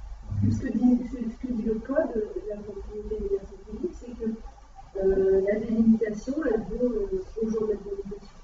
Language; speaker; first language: French; native; French